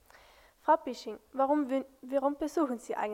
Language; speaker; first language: German; native; German